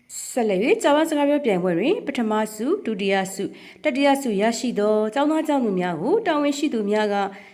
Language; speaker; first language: Burmese; native; Burmese